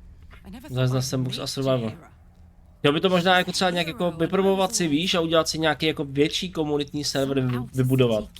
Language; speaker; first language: Czech; native; Czech